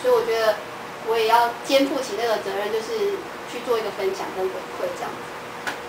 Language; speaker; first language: Chinese; native; Chinese